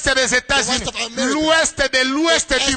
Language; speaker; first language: French; non-native, local second language; Lingala